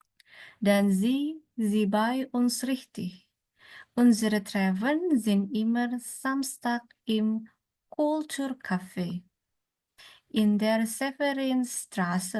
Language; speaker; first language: German; non-native, learner; Indonesian